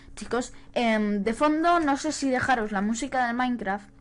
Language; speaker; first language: Spanish; native; Spanish